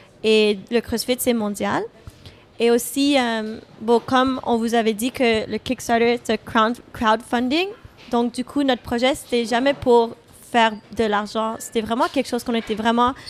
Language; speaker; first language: French; non-native, fluent; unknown